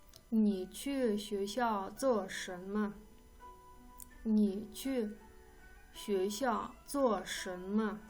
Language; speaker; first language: Chinese; non-native, fluent; Kyrgyz